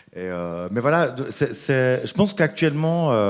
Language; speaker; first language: French; native; French